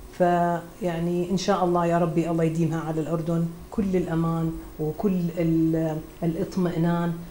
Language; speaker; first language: Arabic; native; Arabic